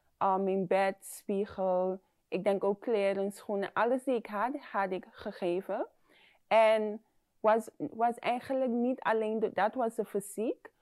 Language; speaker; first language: Dutch; non-native, fluent; English